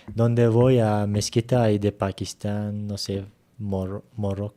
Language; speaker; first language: Spanish; non-native, learner; Turkish